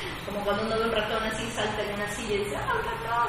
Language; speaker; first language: Spanish; native; Spanish